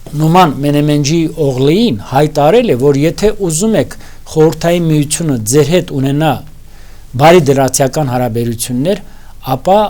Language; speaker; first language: Armenian; native; Armenian